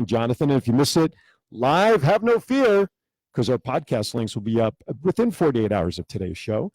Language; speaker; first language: English; native; English